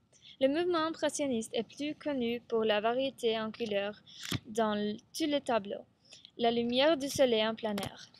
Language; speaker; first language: French; non-native, learner; English